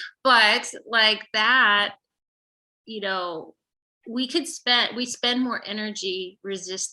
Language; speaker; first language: English; native; English